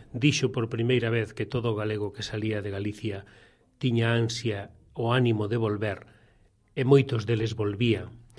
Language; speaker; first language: Galician; native; Galician